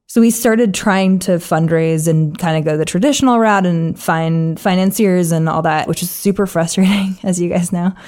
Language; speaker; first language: English; native; English